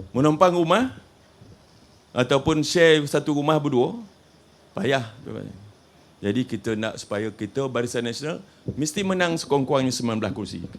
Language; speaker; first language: Malay; native; Malay